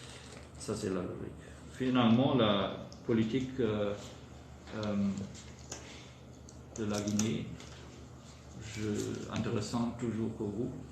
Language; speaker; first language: French; non-native, fluent; German